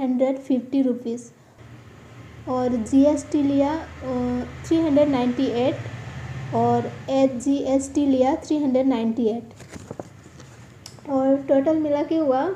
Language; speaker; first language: Hindi; non-native, local second language; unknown